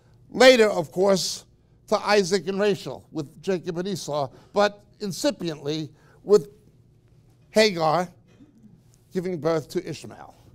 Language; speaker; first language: English; native; English